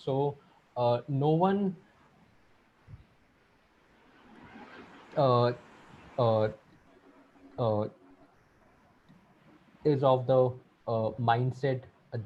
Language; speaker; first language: English; non-native, local second language; Hindi